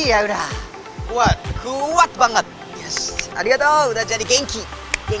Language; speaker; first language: Indonesian; non-native, learner; Japanese